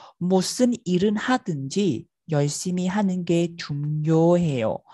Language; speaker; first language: Korean; non-native, fluent; Vietnamese